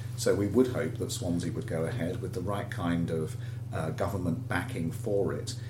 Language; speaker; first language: English; native; English